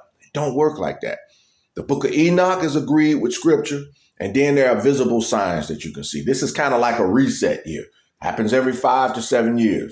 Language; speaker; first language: English; native; English